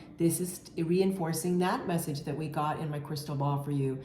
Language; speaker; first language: English; native; English